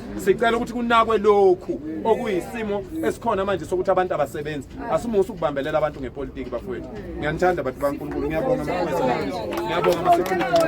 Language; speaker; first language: Zulu; native; Zulu